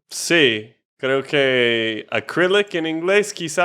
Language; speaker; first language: Spanish; non-native, fluent; English